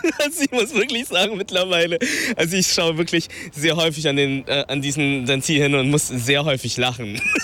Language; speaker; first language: German; early bilingual, other home language; Vietnamese